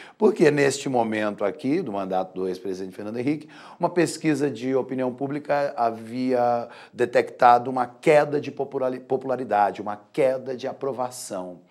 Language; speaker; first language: Portuguese; native; Portuguese